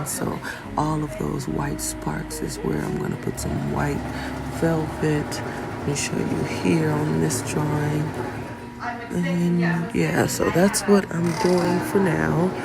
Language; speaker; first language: English; native; English